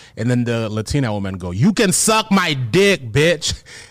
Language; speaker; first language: English; non-native, fluent; Haitian Creole